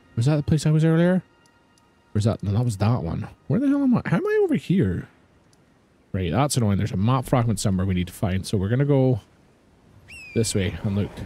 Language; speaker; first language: English; native; English